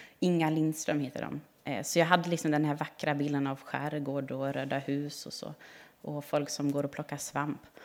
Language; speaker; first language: Swedish; non-native, fluent; German